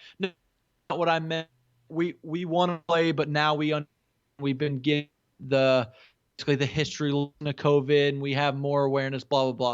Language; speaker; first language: English; native; English